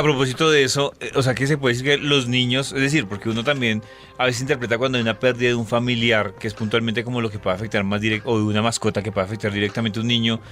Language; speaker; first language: Spanish; native; Spanish